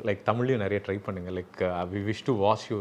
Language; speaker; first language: Tamil; native; Tamil